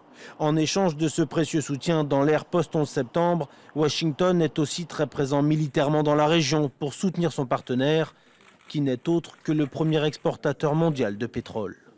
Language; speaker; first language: French; native; French